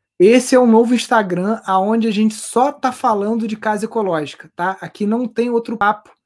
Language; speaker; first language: Portuguese; native; Portuguese